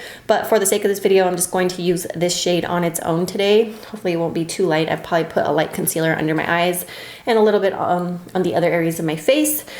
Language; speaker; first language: English; native; English